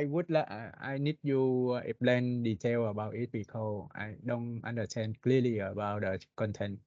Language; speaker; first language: English; non-native, learner; Vietnamese